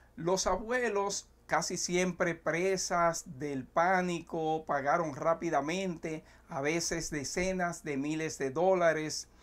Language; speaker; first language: Spanish; native; Spanish